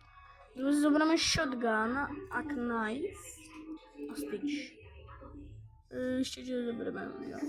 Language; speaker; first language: Czech; non-native, learner; Slovak